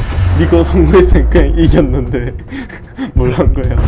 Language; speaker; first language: Korean; native; Korean